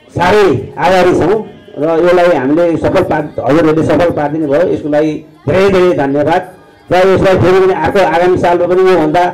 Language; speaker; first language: Nepali; non-native, local second language; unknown